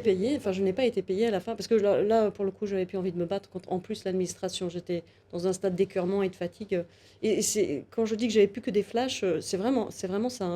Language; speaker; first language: French; native; French